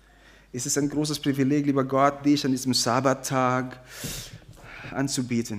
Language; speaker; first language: German; non-native, fluent; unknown